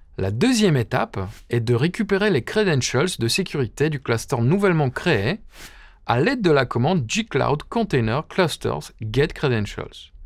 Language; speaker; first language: French; native; French